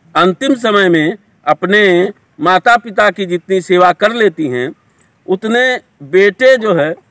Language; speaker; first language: Hindi; native; Hindi